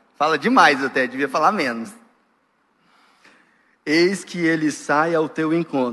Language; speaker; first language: Portuguese; native; Portuguese